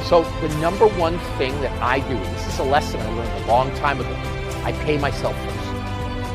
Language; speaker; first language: English; native; English